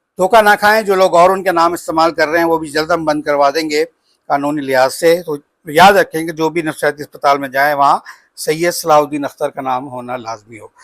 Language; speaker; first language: Urdu; native; Urdu